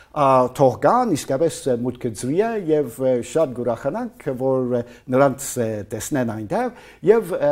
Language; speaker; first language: Armenian; non-native, fluent; English